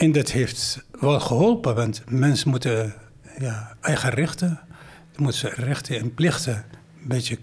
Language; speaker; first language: Dutch; non-native, fluent; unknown